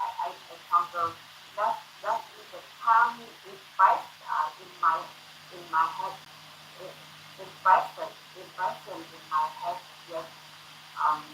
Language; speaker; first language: English; non-native, learner; Thai